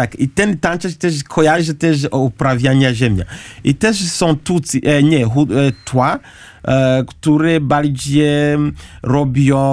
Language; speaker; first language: Polish; non-native, learner; Kinyarwanda